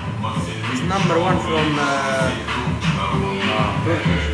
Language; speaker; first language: English; non-native, learner; Arabic